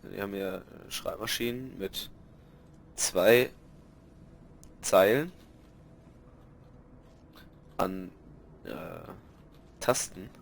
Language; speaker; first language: German; native; German